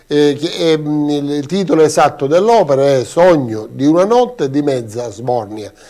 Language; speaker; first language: Italian; native; Italian